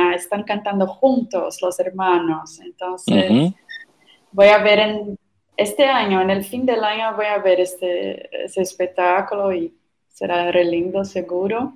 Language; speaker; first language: Spanish; non-native, fluent; Portuguese